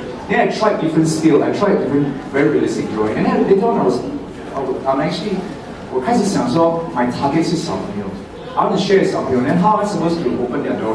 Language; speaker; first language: English; non-native, local second language; Chinese